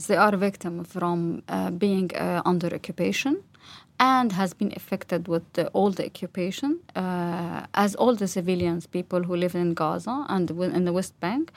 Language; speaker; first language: English; non-native, fluent; Arabic